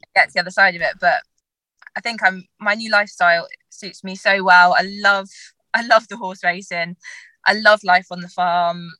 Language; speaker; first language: English; native; English